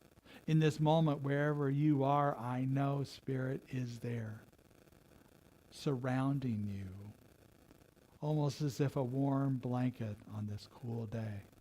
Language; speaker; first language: English; native; English